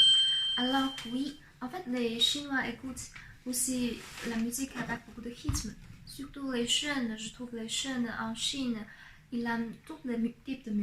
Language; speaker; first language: French; non-native, fluent; Chinese